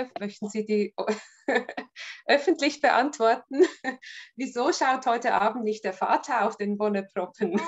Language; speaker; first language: German; native; German